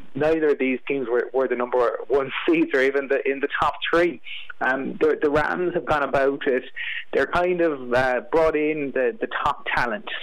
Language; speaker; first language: English; native; English